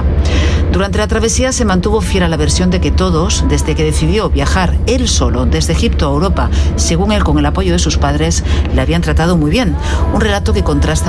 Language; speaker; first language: Spanish; native; Spanish